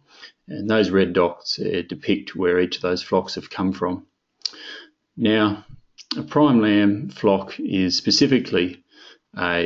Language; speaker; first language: English; native; English